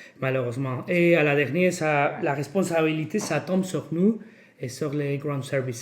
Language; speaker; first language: French; non-native, fluent; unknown